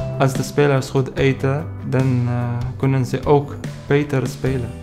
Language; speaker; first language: Dutch; non-native, learner; Arabic